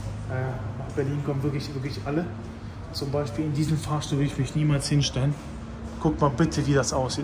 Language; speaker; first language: German; native; German